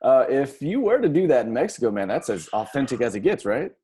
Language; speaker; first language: English; native; English